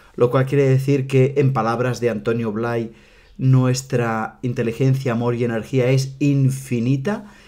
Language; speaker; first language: Spanish; non-native, local second language; Catalan